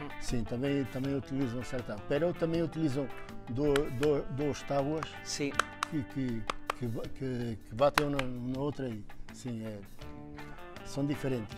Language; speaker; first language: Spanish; non-native, learner; Portuguese